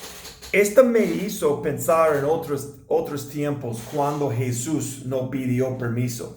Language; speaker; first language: Spanish; non-native, learner; English